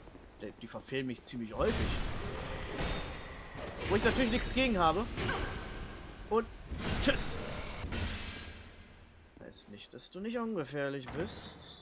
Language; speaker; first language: German; native; German